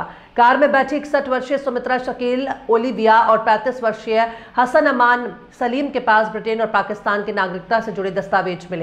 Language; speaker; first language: Hindi; native; Hindi